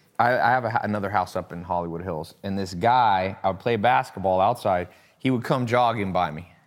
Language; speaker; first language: English; native; English